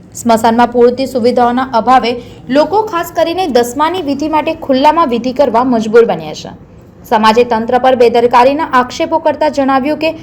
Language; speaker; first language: Gujarati; native; Gujarati